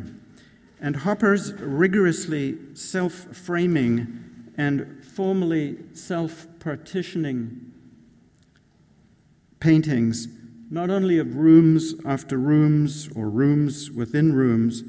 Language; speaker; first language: English; native; English